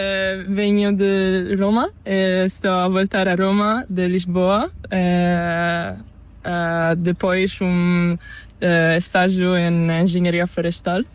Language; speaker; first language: Spanish; non-native, learner; Italian